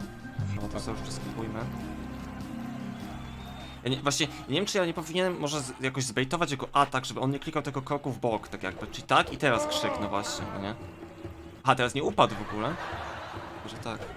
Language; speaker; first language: Polish; native; Polish